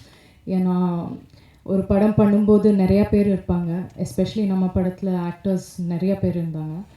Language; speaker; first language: Tamil; non-native, local second language; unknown